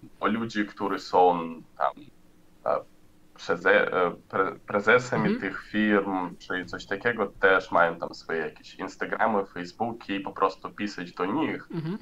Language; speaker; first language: Polish; non-native, learner; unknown